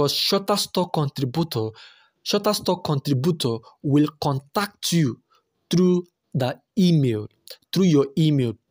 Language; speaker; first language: English; non-native, local second language; Igbo